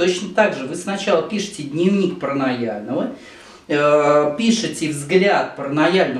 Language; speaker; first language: Russian; native; Russian